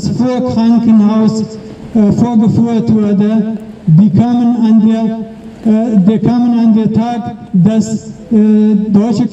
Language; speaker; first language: German; non-native, learner; Persian